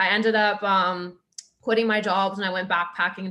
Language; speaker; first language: English; native; English